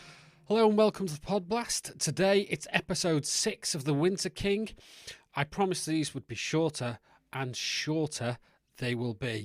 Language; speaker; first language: English; native; English